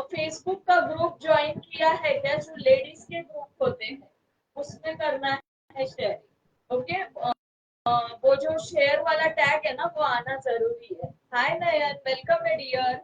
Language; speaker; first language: Hindi; non-native, local second language; Marathi